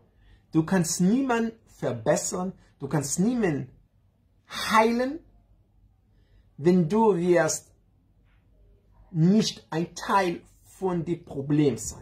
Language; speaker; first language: German; non-native, learner; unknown